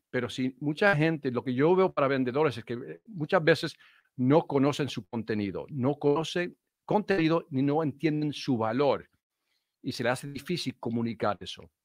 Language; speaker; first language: Spanish; early bilingual, heritage; Spanish